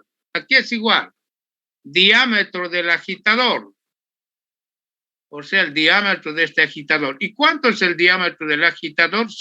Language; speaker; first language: Spanish; native; Spanish